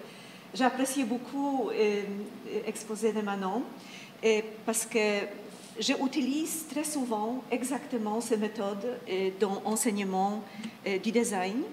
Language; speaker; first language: French; non-native, fluent; Polish